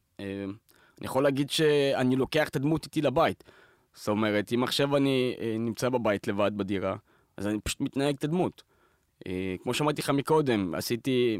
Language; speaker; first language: Hebrew; native; Hebrew